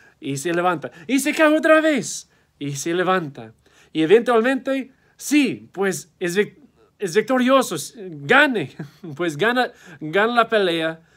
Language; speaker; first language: Spanish; non-native, fluent; English